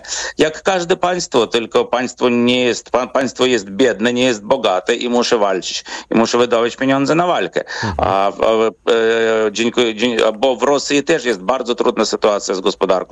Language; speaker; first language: Polish; non-native, fluent; Ukrainian